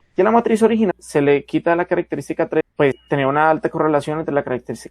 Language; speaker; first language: Spanish; native; Spanish